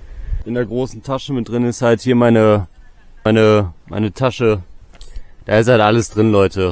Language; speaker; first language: German; native; German